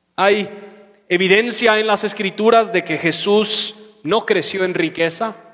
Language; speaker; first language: Spanish; non-native, fluent; English